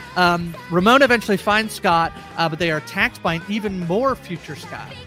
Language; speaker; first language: English; native; English